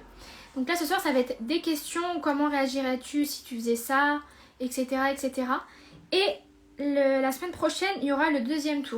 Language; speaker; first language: French; native; French